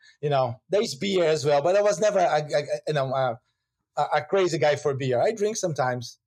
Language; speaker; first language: English; non-native, fluent; Portuguese